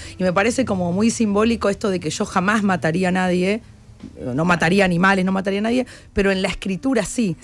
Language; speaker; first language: Spanish; native; Spanish